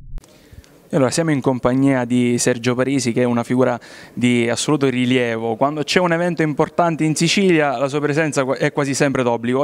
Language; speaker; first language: Italian; native; Italian